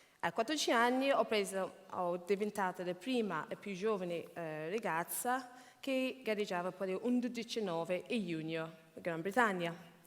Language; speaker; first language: Italian; non-native, fluent; English